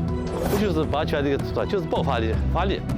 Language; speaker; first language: Chinese; native; Chinese